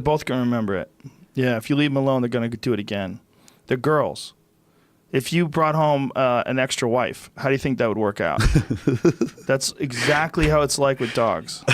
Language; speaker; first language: English; native; English